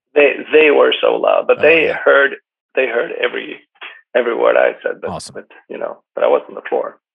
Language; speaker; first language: English; non-native, fluent; Swedish